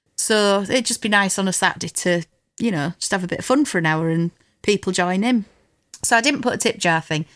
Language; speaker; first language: English; native; English